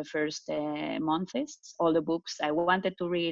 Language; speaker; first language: English; non-native, fluent; Spanish